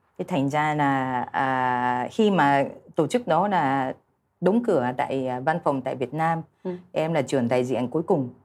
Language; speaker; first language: Vietnamese; non-native, fluent; Japanese